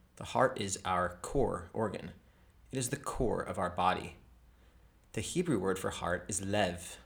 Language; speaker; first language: English; native; English